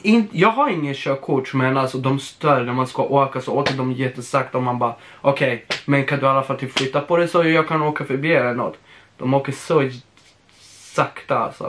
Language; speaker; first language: Swedish; non-native, fluent; Polish